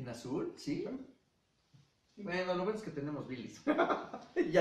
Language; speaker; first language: Spanish; native; Spanish